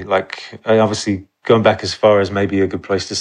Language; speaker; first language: English; native; English